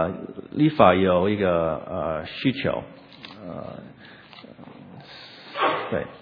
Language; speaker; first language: Chinese; non-native, learner; English